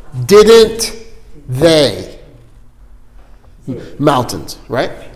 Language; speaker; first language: English; native; English